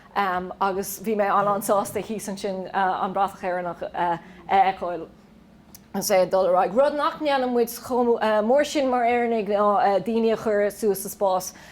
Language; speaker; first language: Irish; native; Irish